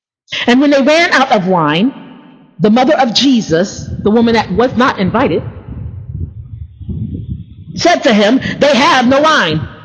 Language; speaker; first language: English; native; English